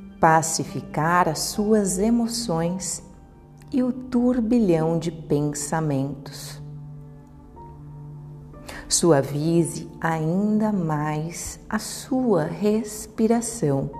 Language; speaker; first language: Portuguese; native; Portuguese